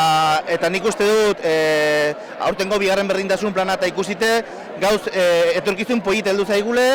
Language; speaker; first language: Basque; native; Basque